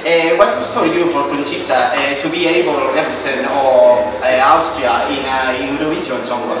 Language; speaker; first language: English; non-native, learner; Spanish